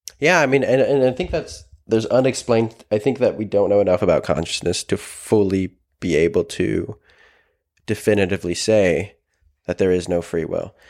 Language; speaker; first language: English; native; English